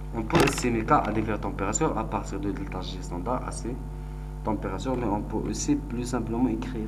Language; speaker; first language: French; non-native, local second language; Arabic